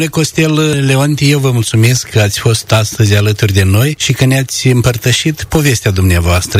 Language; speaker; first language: Romanian; native; Romanian